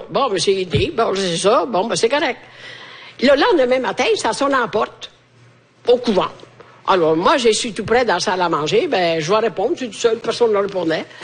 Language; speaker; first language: French; non-native, fluent; Italian